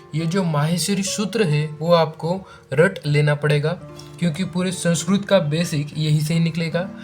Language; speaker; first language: Hindi; non-native, local second language; Marathi